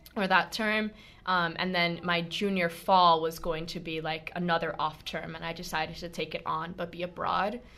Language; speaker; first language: English; early bilingual, other home language; Spanish